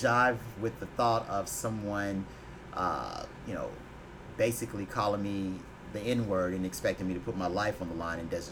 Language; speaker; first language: English; native; English